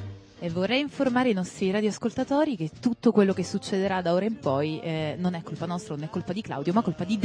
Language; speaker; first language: Italian; native; Italian